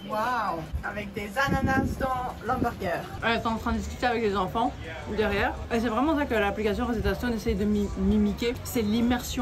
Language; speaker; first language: French; native; French